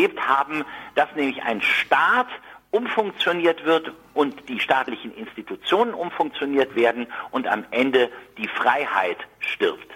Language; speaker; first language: German; native; German